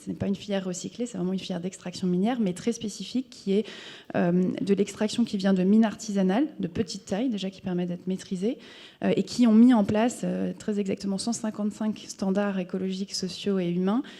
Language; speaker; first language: French; native; French